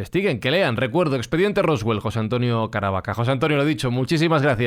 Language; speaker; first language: Spanish; native; Spanish